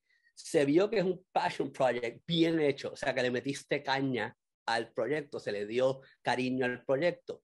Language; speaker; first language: Spanish; native; Spanish